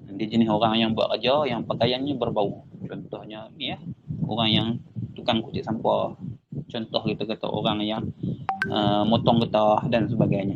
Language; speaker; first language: Malay; native; Malay